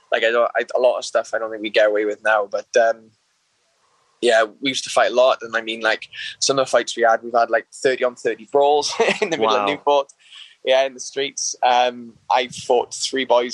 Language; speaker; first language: English; native; English